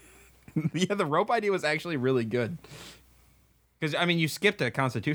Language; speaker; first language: English; native; English